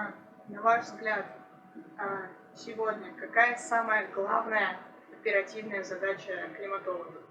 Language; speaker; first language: Russian; native; Russian